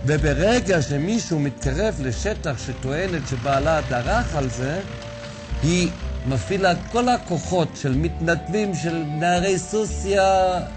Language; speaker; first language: Hebrew; non-native, fluent; German